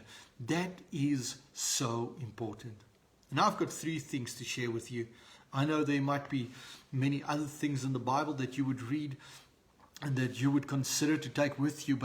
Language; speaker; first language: English; non-native, local second language; Afrikaans